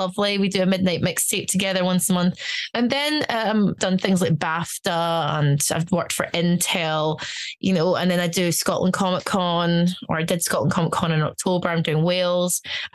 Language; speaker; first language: English; native; English